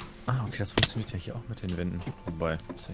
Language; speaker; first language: German; native; German